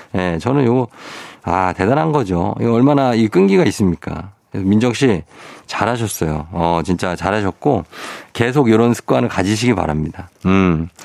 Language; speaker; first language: Korean; native; Korean